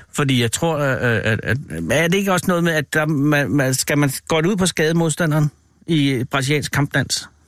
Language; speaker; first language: Danish; native; Danish